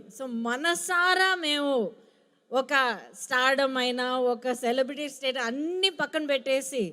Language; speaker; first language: Telugu; native; Telugu